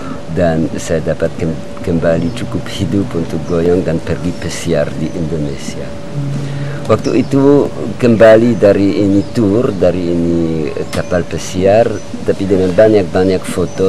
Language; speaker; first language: Indonesian; non-native, learner; French